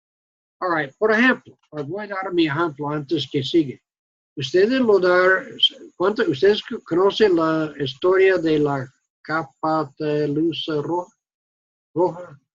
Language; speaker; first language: Spanish; non-native, fluent; English